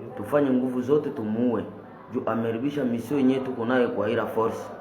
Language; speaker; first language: Swahili; non-native, local second language; Nande